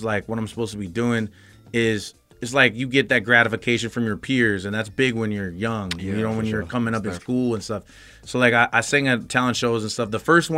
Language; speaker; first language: English; native; English